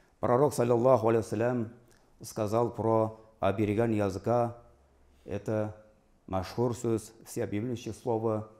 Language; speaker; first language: Russian; non-native, local second language; Tatar